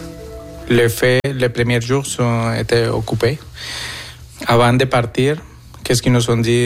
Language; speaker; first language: French; non-native, fluent; Spanish